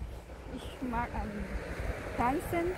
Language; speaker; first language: German; non-native, learner; Thai